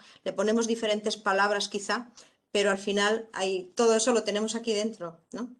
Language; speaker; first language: Spanish; native; Spanish